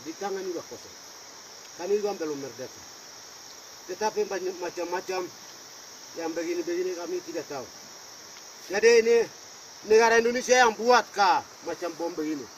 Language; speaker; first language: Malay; non-native, local second language; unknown